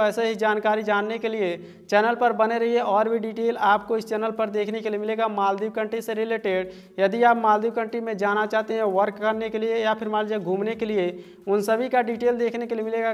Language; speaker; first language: Hindi; native; Hindi